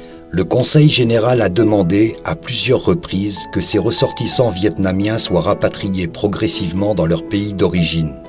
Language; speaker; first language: French; native; French